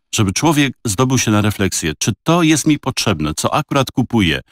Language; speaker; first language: Polish; native; Polish